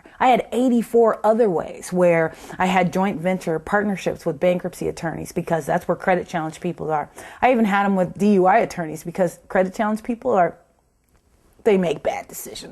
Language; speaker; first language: English; native; English